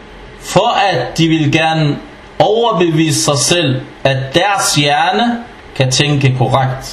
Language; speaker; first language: Danish; early bilingual, other home language; Arabic